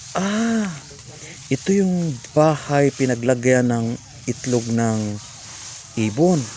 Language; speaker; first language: Filipino; native; Filipino